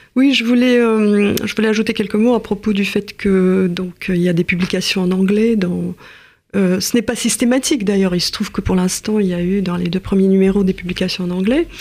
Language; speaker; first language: French; non-native, fluent; Russian